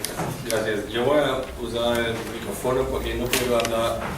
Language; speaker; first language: Spanish; non-native, fluent; German